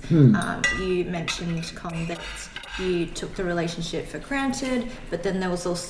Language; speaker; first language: English; non-native, local second language; Cantonese